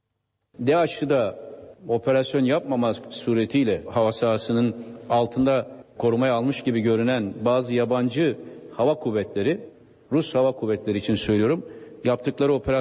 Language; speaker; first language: Turkish; native; Turkish